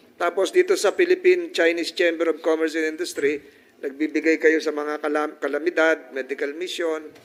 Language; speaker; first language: Filipino; native; Filipino